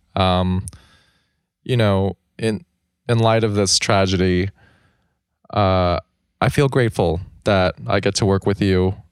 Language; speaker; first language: English; native; English